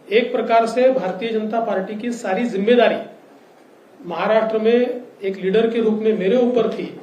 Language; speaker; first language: Hindi; native; Hindi